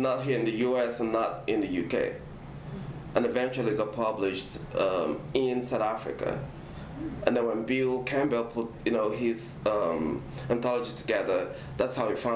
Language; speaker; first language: English; non-native, local second language; Igbo